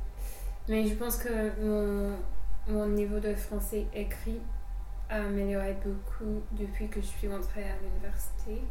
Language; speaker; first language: French; non-native, fluent; English